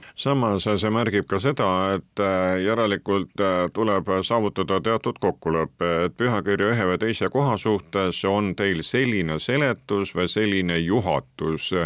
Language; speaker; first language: Estonian; native; Estonian